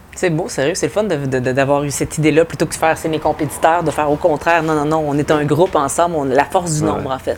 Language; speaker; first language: French; native; French